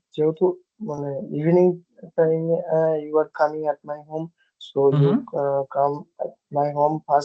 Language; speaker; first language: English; non-native, learner; Bangla